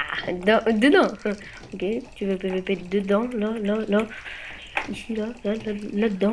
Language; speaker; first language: French; native; French